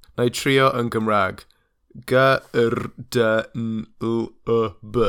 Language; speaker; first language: Welsh; non-native, learner; English